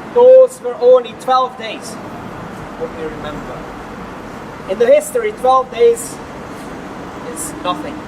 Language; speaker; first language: English; non-native, fluent; Hungarian